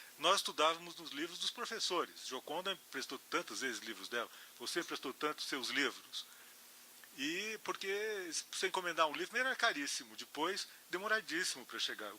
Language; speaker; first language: Portuguese; native; Portuguese